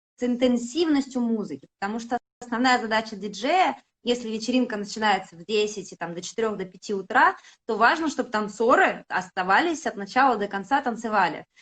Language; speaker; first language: Russian; native; Russian